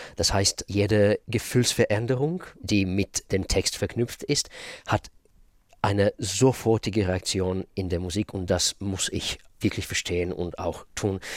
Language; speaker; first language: German; non-native, fluent; Russian